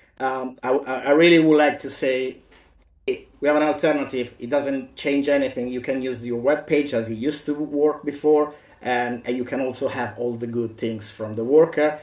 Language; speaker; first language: English; non-native, fluent; Italian